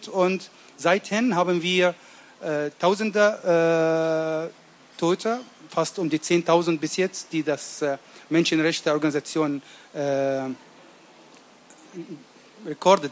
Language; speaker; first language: German; non-native, learner; Arabic